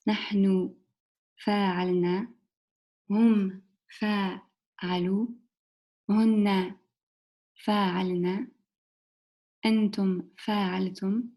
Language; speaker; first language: Arabic; non-native, learner; English